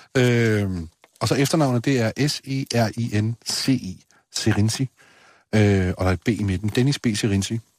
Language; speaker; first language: Danish; native; Danish